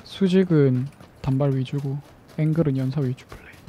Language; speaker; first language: Korean; native; Korean